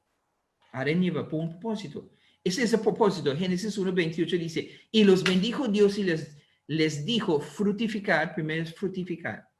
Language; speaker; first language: Spanish; non-native, learner; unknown